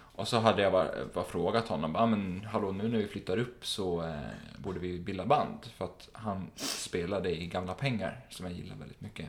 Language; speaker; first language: Swedish; native; Swedish